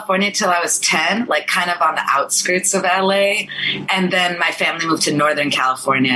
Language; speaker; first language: English; early bilingual, other home language; Persian